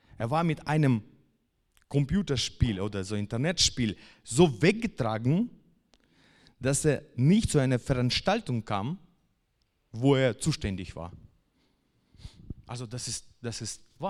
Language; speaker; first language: German; non-native, fluent; Russian